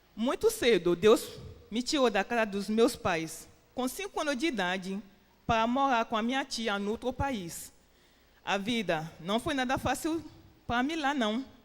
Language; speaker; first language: Portuguese; non-native, fluent; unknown